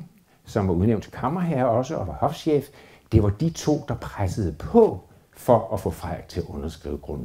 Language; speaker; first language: Danish; native; Danish